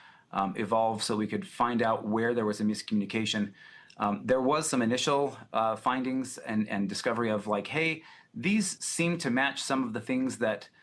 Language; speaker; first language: English; native; English